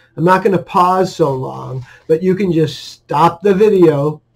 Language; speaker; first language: English; native; English